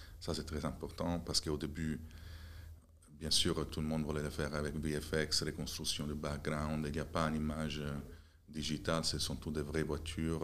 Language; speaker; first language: French; non-native, fluent; Italian